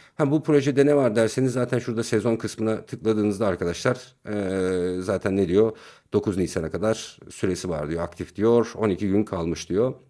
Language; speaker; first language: Turkish; native; Turkish